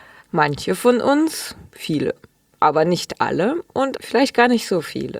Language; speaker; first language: German; early bilingual, other home language; Russian